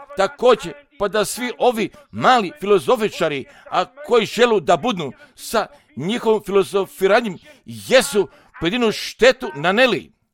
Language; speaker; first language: Croatian; non-native, fluent; German